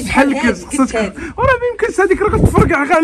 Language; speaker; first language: Arabic; native; Arabic